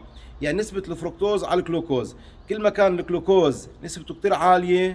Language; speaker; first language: Arabic; native; Arabic